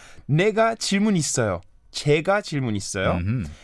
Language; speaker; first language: Korean; non-native, fluent; English